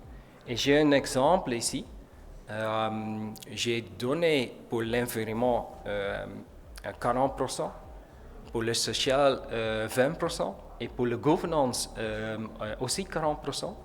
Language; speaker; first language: French; non-native, learner; Dutch